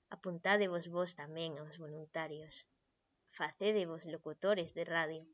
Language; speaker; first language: Galician; non-native, local second language; Spanish